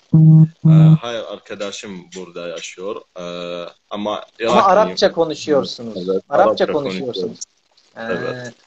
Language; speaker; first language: Turkish; non-native, learner; Arabic